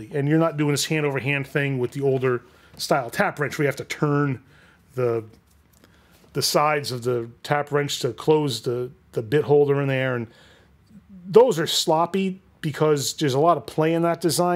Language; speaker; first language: English; native; English